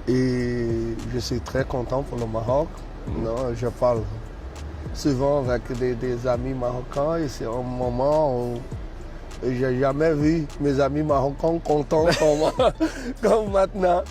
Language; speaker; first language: French; non-native, fluent; Portuguese